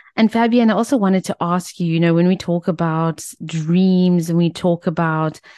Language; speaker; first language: English; native; English